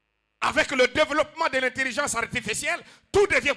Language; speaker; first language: French; non-native, local second language; Lingala